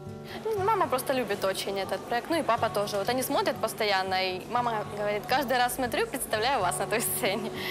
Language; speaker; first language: Russian; native; Russian